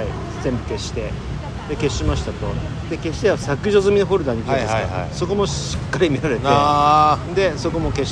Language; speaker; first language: Japanese; native; Japanese